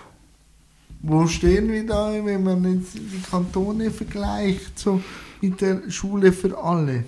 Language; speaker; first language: German; native; German